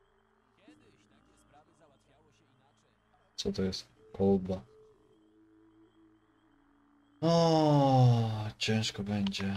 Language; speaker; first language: Polish; native; Polish